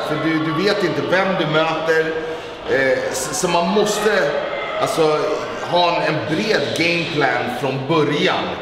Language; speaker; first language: Swedish; native; Swedish